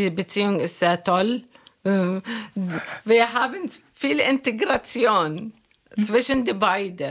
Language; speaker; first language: German; non-native, learner; Arabic